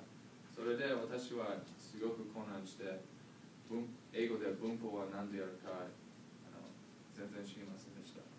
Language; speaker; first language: Japanese; non-native, learner; English